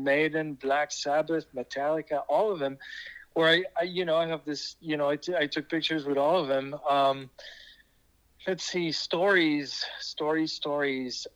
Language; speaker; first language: English; non-native, fluent; French